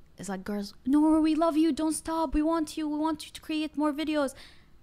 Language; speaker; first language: English; non-native, fluent; Arabic